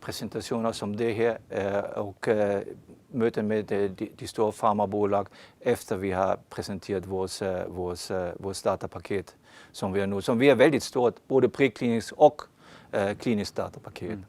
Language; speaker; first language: Swedish; non-native, fluent; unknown